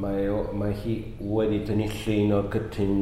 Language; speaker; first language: Welsh; non-native, local second language; Spanish